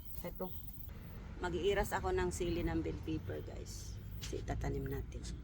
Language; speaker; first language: Filipino; non-native, local second language; Cebuano